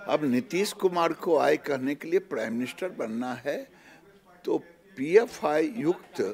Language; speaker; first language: Hindi; native; Hindi